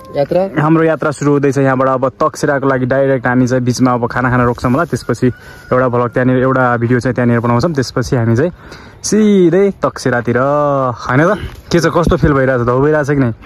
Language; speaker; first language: Nepali; native; Nepali